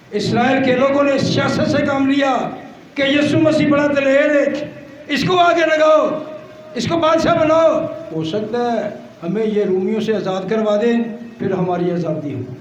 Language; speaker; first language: Urdu; non-native, local second language; Punjabi